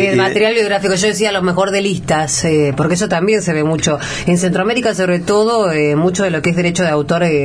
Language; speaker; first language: Spanish; native; Spanish